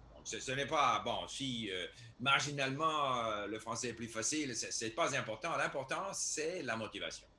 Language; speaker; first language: French; non-native, fluent; English